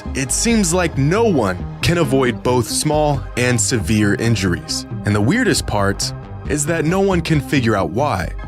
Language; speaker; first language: English; native; English